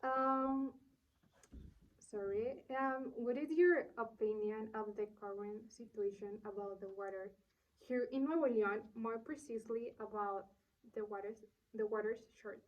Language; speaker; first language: English; non-native, learner; Spanish